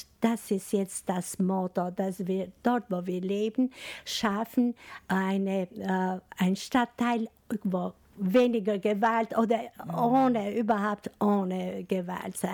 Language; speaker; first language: German; non-native, fluent; Albanian